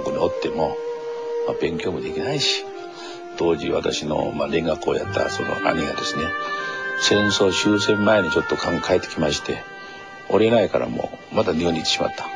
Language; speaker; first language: Japanese; non-native, fluent; Korean